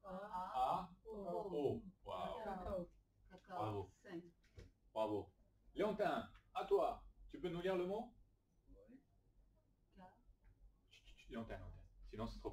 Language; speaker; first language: French; native; French